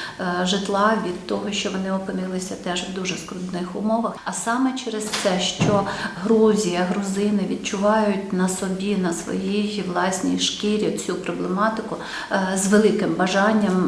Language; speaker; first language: Ukrainian; native; Ukrainian